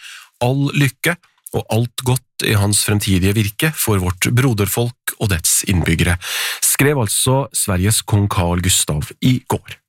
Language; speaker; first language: Norwegian; native; Norwegian